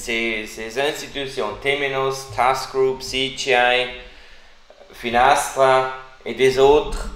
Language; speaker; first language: French; non-native, learner; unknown